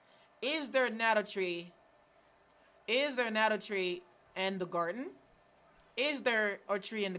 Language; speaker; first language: English; non-native, fluent; Haitian Creole